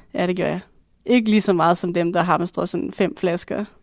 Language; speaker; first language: Danish; native; Danish